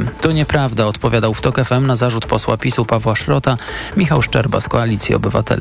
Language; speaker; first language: Polish; native; Polish